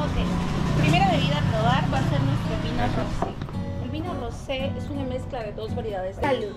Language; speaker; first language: Spanish; native; Spanish